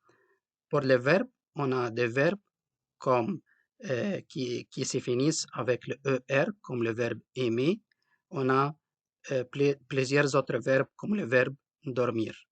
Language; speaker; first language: French; non-native, local second language; Arabic